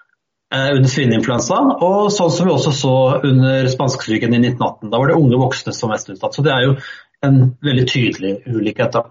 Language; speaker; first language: Norwegian; native; Norwegian